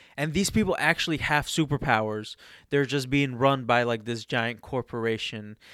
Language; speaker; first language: English; early bilingual, other home language; Arabic